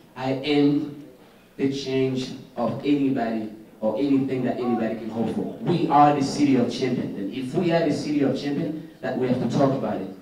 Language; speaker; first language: English; non-native, fluent; Haitian Creole